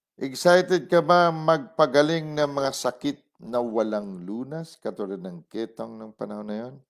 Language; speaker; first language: Filipino; non-native, local second language; Cebuano